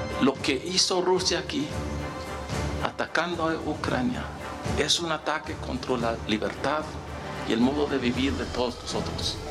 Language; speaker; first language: Spanish; early bilingual, heritage; Spanish